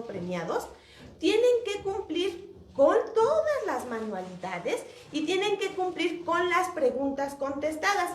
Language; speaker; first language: Spanish; native; Spanish